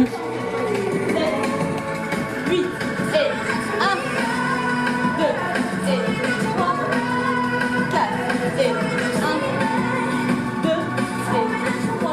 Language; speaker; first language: French; native; French